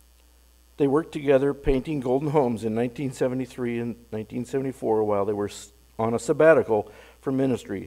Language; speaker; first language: English; native; English